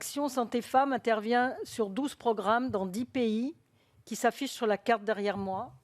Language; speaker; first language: French; native; French